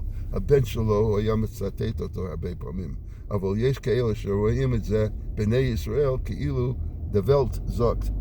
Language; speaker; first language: Hebrew; non-native, fluent; English